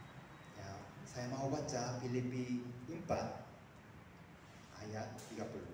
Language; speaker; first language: Indonesian; non-native, fluent; Korean